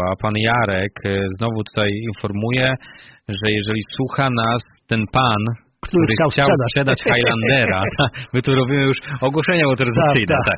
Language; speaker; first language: Polish; native; Polish